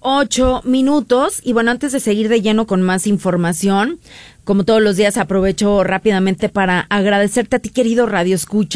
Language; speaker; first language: Spanish; native; Spanish